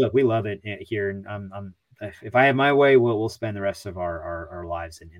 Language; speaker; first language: English; native; English